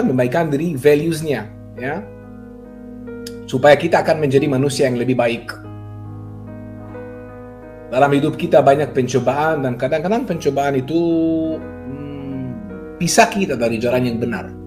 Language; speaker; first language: Indonesian; non-native, fluent; Hebrew